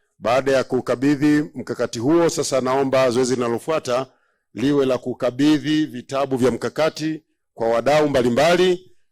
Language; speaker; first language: Swahili; native; Swahili